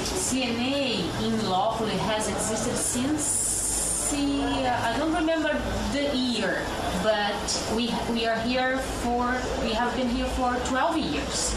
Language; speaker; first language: English; non-native, fluent; Portuguese